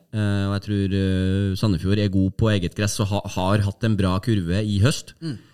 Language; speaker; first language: Norwegian; native; Norwegian